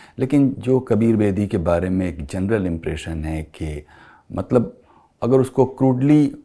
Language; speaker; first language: Hindi; native; Hindi